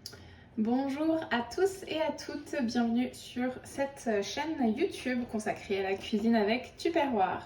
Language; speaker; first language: French; native; French